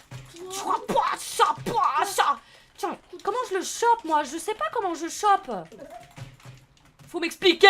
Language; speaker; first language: French; native; French